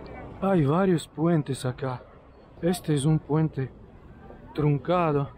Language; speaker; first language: Spanish; non-native, learner; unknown